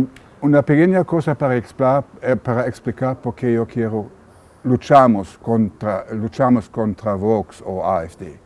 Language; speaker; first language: Spanish; non-native, learner; German